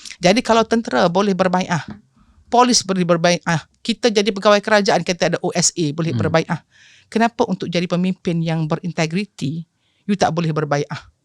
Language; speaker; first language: Malay; native; Malay